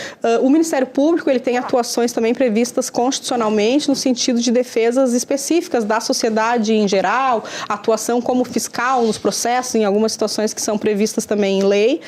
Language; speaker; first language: Portuguese; native; Portuguese